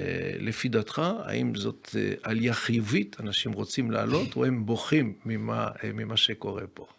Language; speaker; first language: Hebrew; non-native, fluent; French